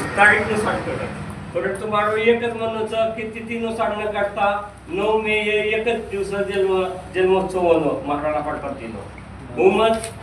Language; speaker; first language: Marathi; non-native, local second language; Rajasthani